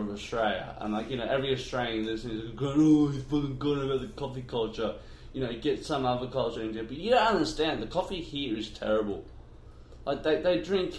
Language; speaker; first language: English; native; English